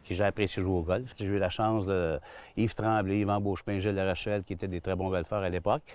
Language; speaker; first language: French; native; French